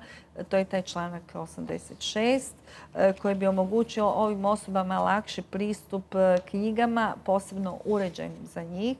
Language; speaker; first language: Croatian; native; Croatian